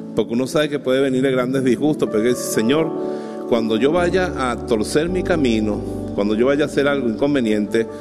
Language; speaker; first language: Spanish; native; Spanish